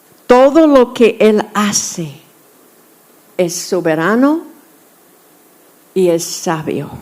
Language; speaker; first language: Spanish; non-native, fluent; English